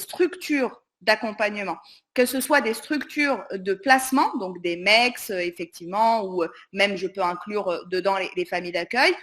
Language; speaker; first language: French; native; French